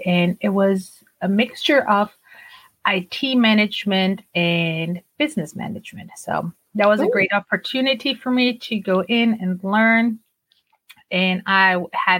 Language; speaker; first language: English; non-native, fluent; Turkish